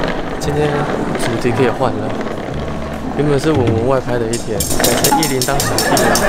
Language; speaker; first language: Chinese; native; Chinese